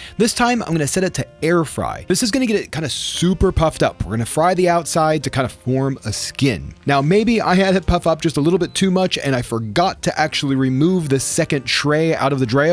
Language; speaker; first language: English; native; English